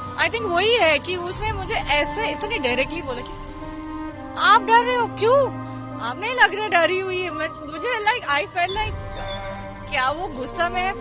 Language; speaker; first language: Hindi; non-native, local second language; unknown